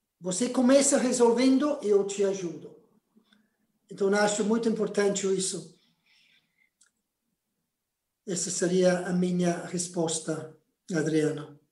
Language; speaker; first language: Portuguese; non-native, fluent; Spanish